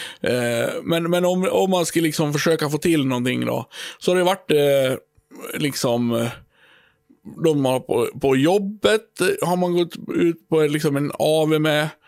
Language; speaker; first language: Swedish; native; Swedish